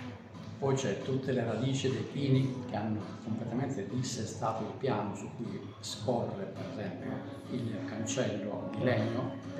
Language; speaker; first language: Italian; native; Italian